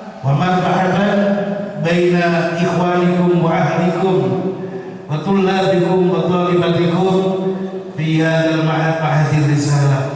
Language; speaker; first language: Arabic; non-native, fluent; Indonesian